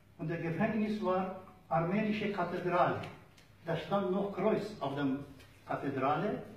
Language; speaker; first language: German; non-native, fluent; Turoyo